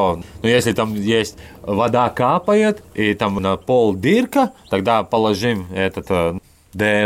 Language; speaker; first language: Russian; non-native, local second language; Latvian